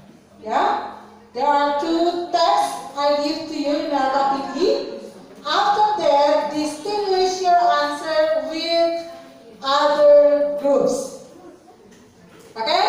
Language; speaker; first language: English; non-native, fluent; Indonesian